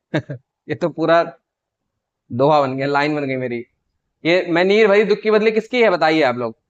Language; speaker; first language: Hindi; native; Hindi